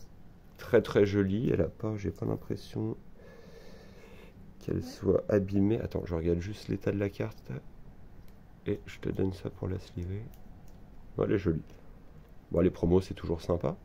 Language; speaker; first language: French; native; French